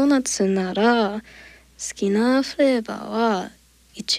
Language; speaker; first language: Japanese; non-native, learner; English